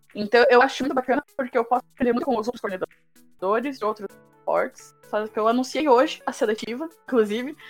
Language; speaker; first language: Portuguese; native; Portuguese